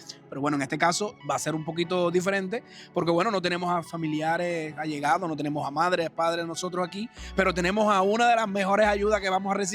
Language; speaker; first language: Spanish; native; Spanish